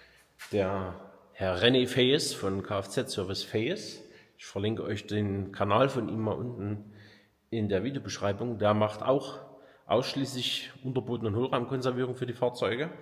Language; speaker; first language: German; native; German